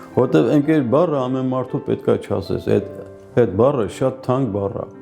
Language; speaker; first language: Armenian; native; Armenian